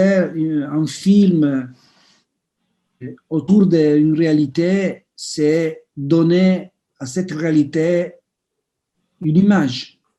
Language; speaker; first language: French; non-native, fluent; Italian